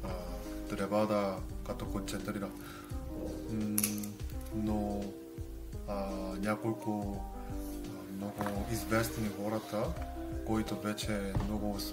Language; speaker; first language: Bulgarian; non-native, learner; Korean